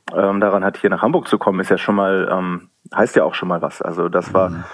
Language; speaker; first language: German; native; German